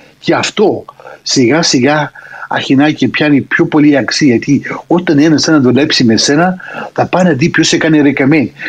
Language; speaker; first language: Greek; early bilingual, heritage; Greek